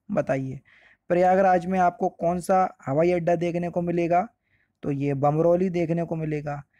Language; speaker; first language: Hindi; native; Hindi